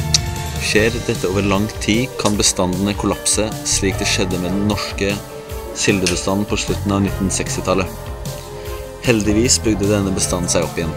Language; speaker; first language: Norwegian; native; Norwegian